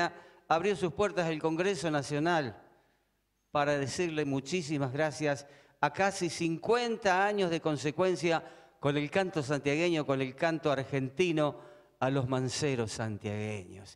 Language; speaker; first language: Spanish; native; Spanish